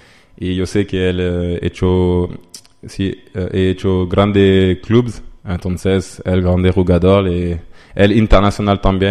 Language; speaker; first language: Spanish; non-native, learner; French